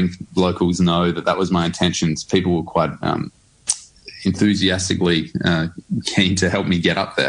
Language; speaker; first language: English; native; English